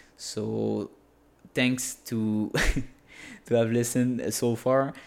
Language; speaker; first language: English; non-native, fluent; French